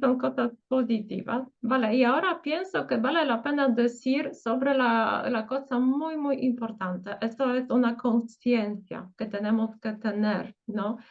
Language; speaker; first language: Spanish; non-native, fluent; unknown